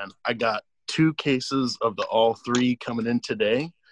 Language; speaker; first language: English; native; English